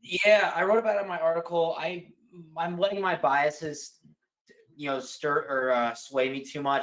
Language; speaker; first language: English; native; English